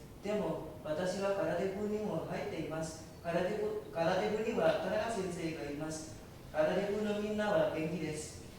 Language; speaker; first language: Japanese; non-native, learner; Indonesian